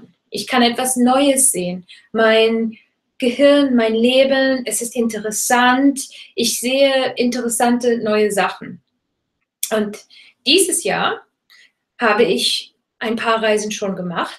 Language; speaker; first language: German; non-native, fluent; English